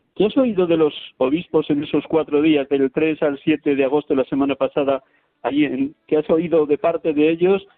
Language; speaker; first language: Spanish; native; Spanish